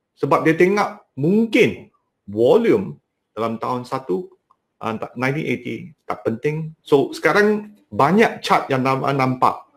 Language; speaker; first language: Malay; non-native, local second language; Cantonese